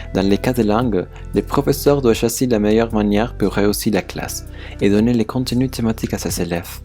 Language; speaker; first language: French; non-native, fluent; Spanish